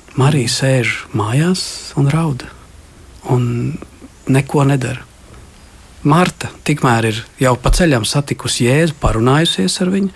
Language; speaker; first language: Latvian; native; Latvian